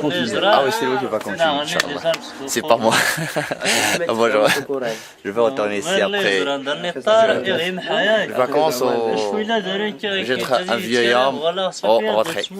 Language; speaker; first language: French; non-native, learner; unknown